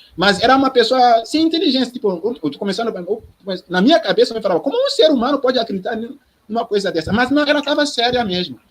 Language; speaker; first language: Portuguese; non-native, fluent; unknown